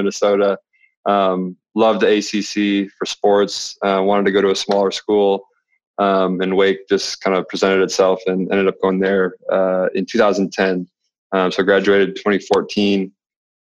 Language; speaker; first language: English; native; English